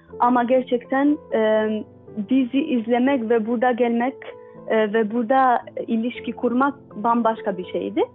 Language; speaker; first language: Turkish; non-native, learner; Albanian